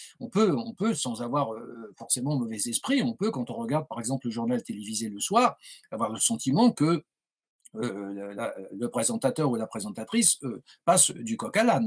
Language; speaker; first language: French; native; French